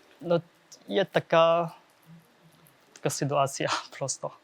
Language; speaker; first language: Ukrainian; non-native, learner; Chinese